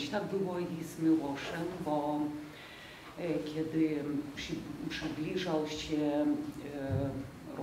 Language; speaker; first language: Polish; non-native, fluent; Lithuanian